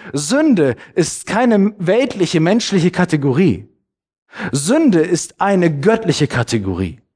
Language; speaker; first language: German; early bilingual, other home language; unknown